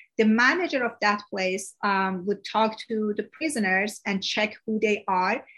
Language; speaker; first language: English; non-native, fluent; Persian